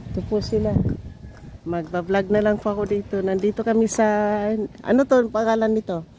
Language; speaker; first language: Filipino; non-native, local second language; Cebuano